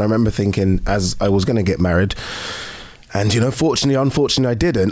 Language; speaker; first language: English; native; English